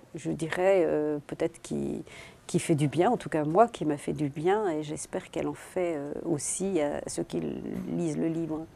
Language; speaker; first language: French; native; French